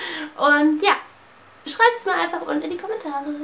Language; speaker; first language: German; native; German